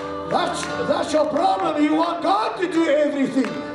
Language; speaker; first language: English; non-native, local second language; Afrikaans